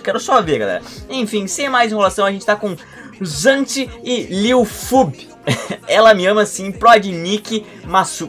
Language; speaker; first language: Portuguese; native; Portuguese